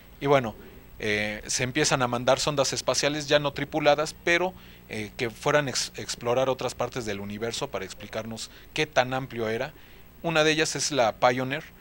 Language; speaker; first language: Spanish; native; Spanish